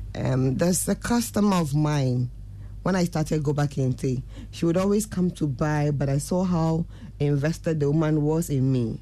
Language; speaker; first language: English; non-native, local second language; Akan